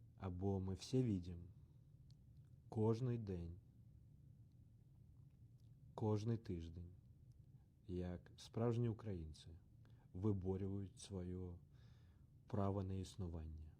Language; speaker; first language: Ukrainian; non-native, learner; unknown